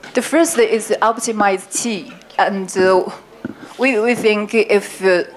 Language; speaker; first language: English; non-native, learner; Chinese